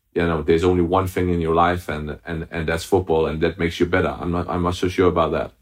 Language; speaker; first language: English; non-native, fluent; Danish